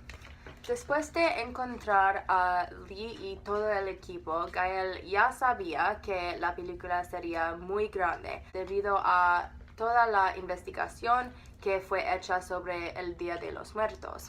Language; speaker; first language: Spanish; non-native, learner; English